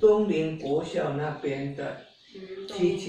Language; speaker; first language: Chinese; non-native, local second language; Hakka Chinese